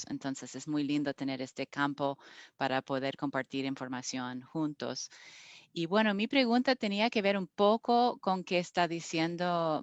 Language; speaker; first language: Spanish; non-native, fluent; English